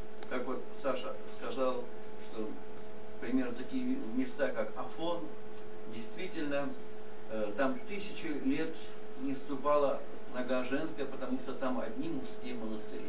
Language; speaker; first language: Russian; native; Russian